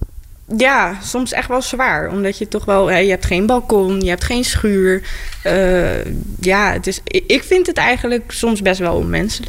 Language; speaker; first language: Dutch; native; Dutch